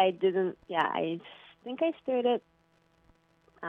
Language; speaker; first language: English; non-native, fluent; Japanese